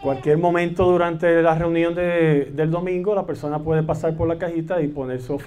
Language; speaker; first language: Spanish; native; Spanish